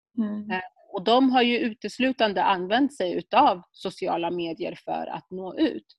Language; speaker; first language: Swedish; native; Swedish